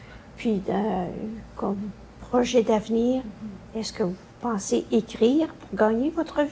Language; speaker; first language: French; native; French